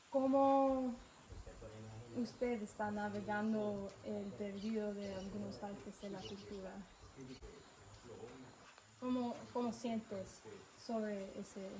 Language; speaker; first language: Spanish; non-native, learner; English